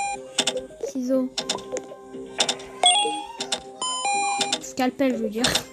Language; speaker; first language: French; native; French